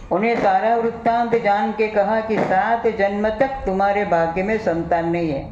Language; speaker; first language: Hindi; non-native, local second language; Gujarati